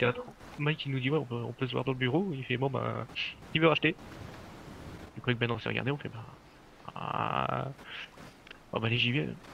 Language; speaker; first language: French; native; French